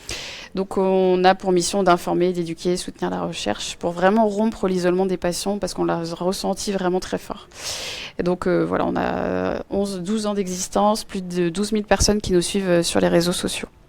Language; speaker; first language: French; native; French